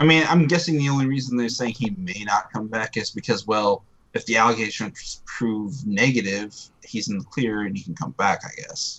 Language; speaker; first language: English; native; English